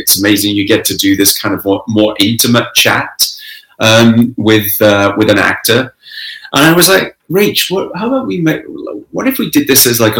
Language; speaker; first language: English; native; English